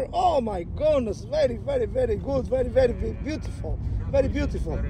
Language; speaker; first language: English; non-native, learner; Portuguese